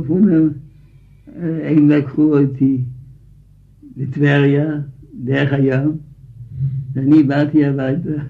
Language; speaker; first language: Hebrew; non-native, fluent; Yiddish